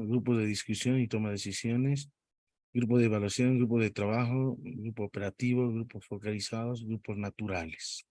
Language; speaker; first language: Spanish; native; Spanish